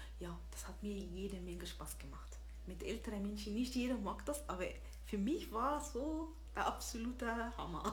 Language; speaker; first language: German; early bilingual, other home language; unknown